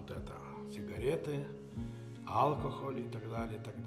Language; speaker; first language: Russian; non-native, local second language; Lithuanian